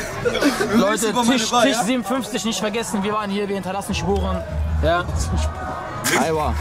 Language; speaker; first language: German; native; German